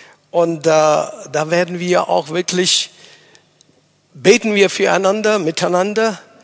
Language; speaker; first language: German; non-native, fluent; Tamil